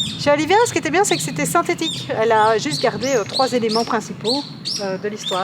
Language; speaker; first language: French; native; French